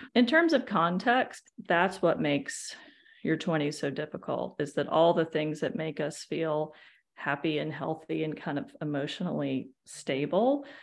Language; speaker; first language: English; native; English